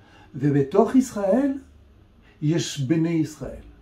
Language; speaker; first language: Hebrew; non-native, fluent; French